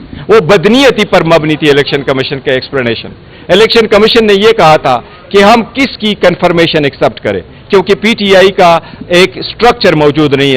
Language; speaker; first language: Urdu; non-native, local second language; Pashto